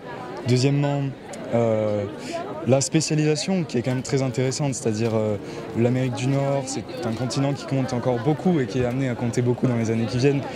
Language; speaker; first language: French; native; French